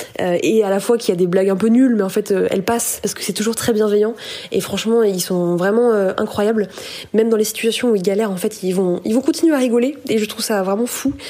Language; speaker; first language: French; native; French